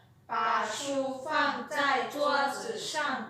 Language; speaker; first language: Chinese; non-native, learner; Lao